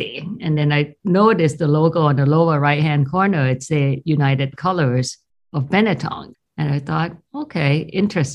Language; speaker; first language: English; non-native, fluent; Thai